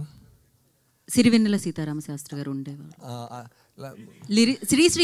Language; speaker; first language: Telugu; native; Telugu